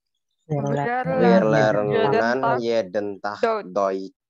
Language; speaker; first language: German; non-native, learner; Indonesian